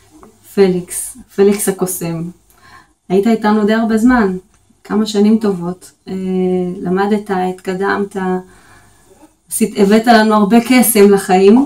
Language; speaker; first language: Hebrew; native; Hebrew